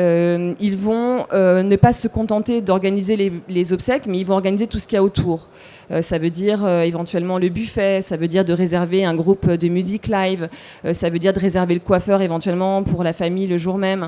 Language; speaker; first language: French; native; French